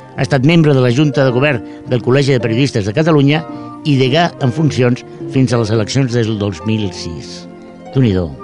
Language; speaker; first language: Catalan; native; Catalan